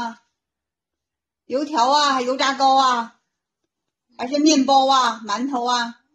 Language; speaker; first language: Chinese; native; Chinese